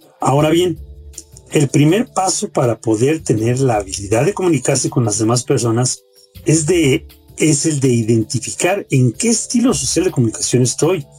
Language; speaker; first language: Spanish; native; Spanish